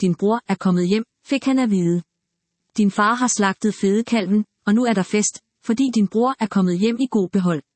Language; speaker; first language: Danish; native; Danish